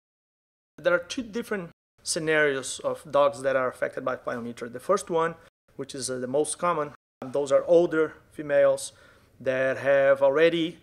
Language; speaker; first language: English; non-native, fluent; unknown